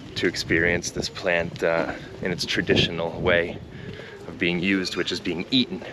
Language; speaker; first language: English; native; English